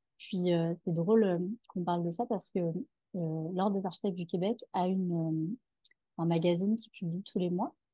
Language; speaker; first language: French; native; French